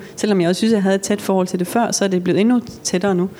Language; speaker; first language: Danish; early bilingual, other home language; Norwegian